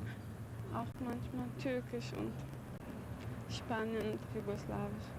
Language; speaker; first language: German; non-native, learner; Turkish